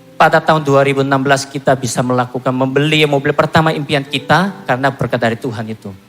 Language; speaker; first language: Indonesian; non-native, fluent; Korean